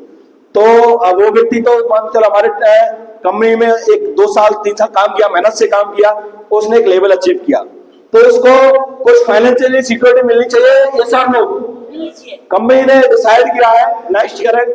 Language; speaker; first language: Hindi; native; Hindi